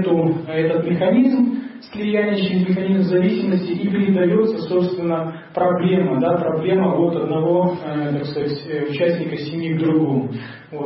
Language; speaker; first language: Russian; native; Russian